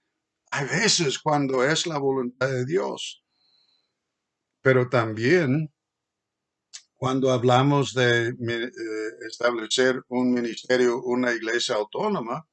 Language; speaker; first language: Spanish; non-native, fluent; English